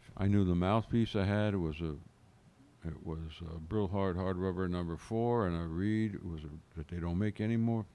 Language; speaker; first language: English; native; English